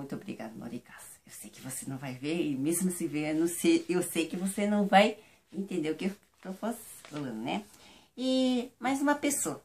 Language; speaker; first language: Portuguese; non-native, fluent; Japanese